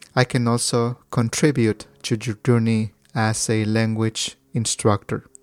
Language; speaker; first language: English; non-native, fluent; Spanish